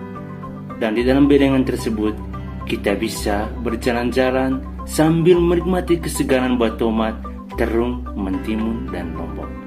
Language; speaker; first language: Indonesian; native; Indonesian